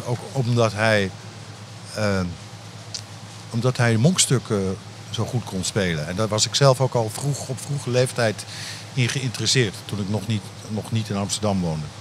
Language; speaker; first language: Dutch; native; Dutch